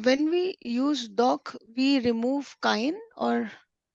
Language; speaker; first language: German; non-native, learner; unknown